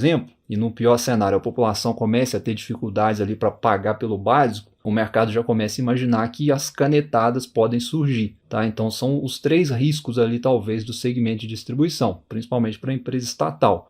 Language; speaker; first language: Portuguese; native; Portuguese